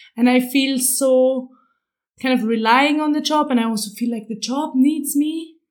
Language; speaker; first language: English; non-native, fluent; German